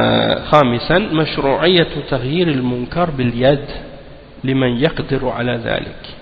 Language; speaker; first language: Arabic; non-native, fluent; French